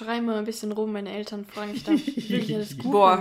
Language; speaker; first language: German; native; German